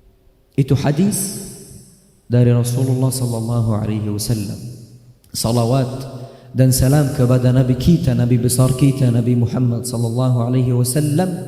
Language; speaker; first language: Indonesian; non-native, fluent; Arabic